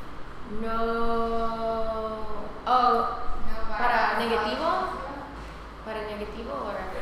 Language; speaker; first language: Spanish; non-native, learner; English